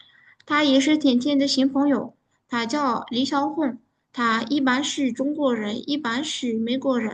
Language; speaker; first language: Chinese; non-native, fluent; Uzbek